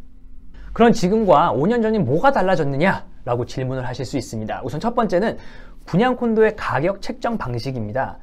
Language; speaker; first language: Korean; native; Korean